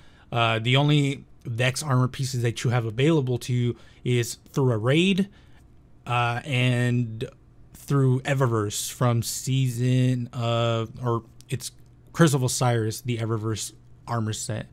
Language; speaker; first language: English; native; English